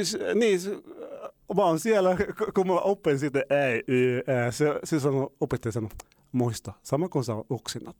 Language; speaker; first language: Finnish; non-native, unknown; Arabic